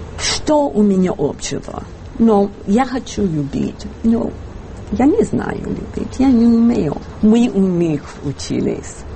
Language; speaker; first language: Russian; non-native, fluent; English